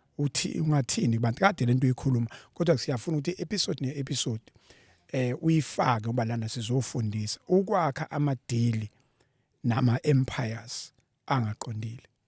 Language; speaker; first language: Zulu; native; Zulu